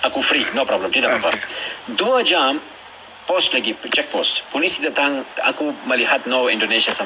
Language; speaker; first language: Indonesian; non-native, learner; Pashto